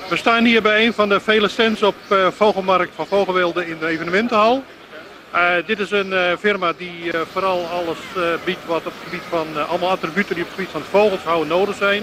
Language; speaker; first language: Dutch; native; Dutch